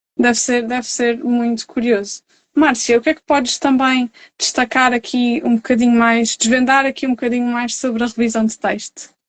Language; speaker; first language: Portuguese; native; Portuguese